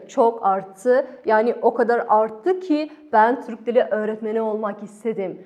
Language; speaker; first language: Turkish; non-native, fluent; Kazakh